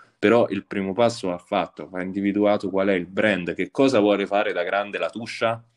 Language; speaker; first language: Italian; native; Italian